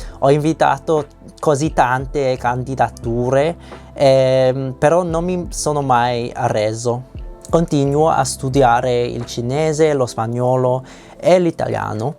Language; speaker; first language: Italian; non-native, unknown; English